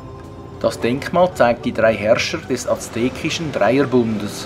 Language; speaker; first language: German; native; German